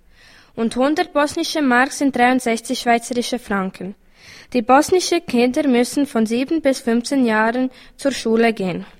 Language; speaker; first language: German; early bilingual, other home language; Bosnian